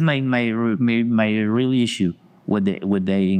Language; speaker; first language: English; non-native, learner; Spanish